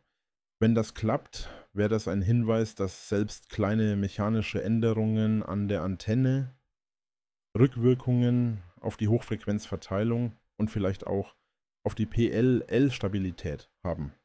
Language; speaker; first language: German; native; German